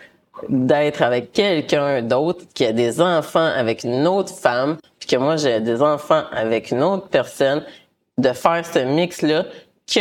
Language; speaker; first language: French; native; French